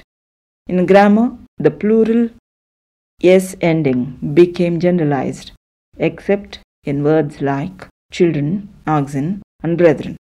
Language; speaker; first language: English; non-native, local second language; Telugu